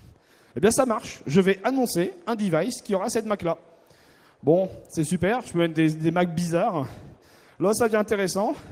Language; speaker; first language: French; native; French